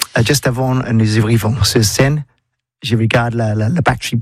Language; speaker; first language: French; non-native, learner; English